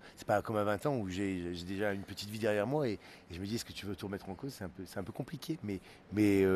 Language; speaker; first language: French; native; French